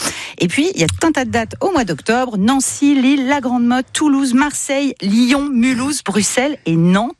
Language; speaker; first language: French; native; French